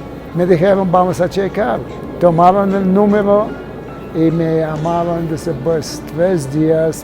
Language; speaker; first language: Spanish; non-native, fluent; Arabic